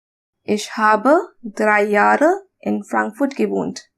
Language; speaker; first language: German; non-native, learner; English